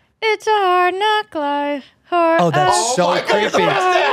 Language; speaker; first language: English; native; English